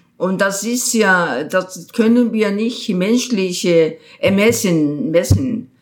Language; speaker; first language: German; non-native, fluent; Korean